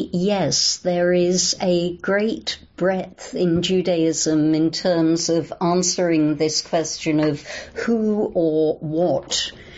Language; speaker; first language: English; native; English